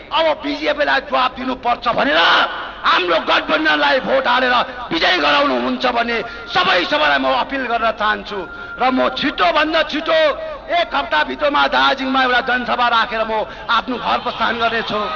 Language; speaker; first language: Nepali; native; Nepali